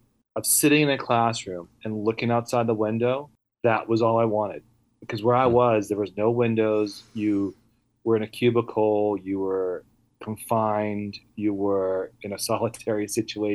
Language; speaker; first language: English; early bilingual, other home language; Italian